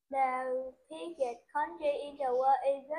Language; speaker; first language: English; non-native, learner; Vietnamese